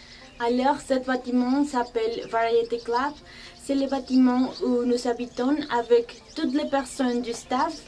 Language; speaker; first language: French; non-native, learner; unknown